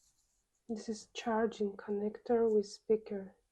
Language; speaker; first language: English; non-native, fluent; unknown